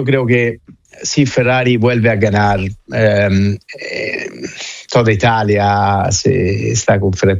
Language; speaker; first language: Spanish; non-native, fluent; Italian